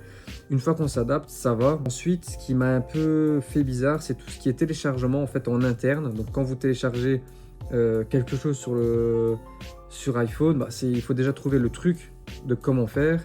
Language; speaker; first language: French; native; French